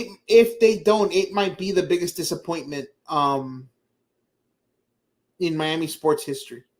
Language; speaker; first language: English; native; English